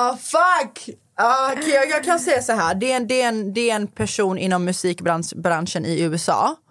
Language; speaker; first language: Swedish; early bilingual, other home language; Persian